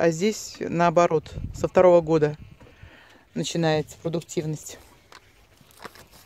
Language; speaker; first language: Russian; native; Russian